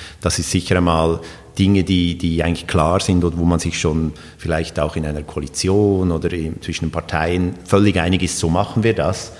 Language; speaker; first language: German; native; German